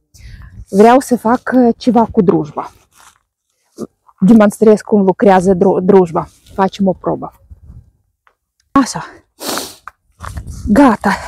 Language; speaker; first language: Romanian; non-native, learner; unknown